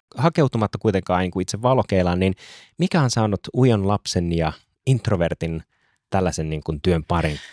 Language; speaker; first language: Finnish; native; Finnish